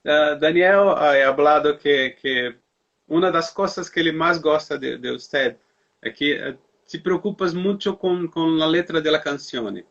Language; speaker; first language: Spanish; non-native, learner; Portuguese